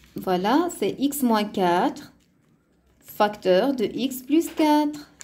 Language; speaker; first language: French; non-native, local second language; Arabic